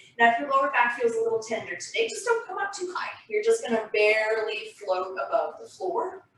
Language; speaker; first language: English; native; English